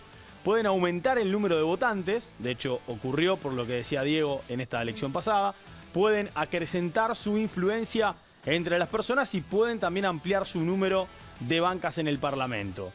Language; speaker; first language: Spanish; native; Spanish